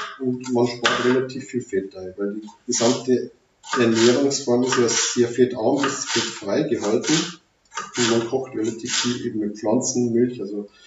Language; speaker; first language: German; native; German